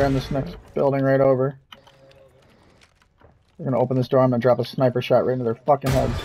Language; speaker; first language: English; native; English